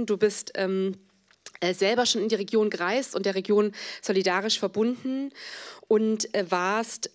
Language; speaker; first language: German; native; German